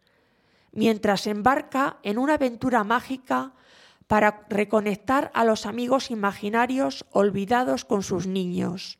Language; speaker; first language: Spanish; native; Spanish